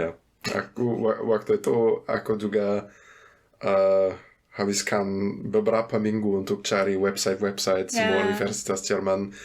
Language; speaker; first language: Indonesian; non-native, fluent; German